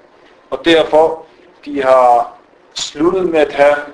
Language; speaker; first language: Danish; non-native, fluent; Arabic